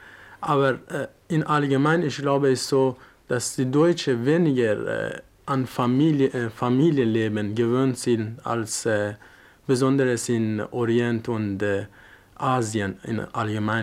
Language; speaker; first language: German; non-native, fluent; Persian